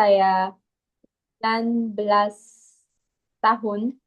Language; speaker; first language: Indonesian; non-native, learner; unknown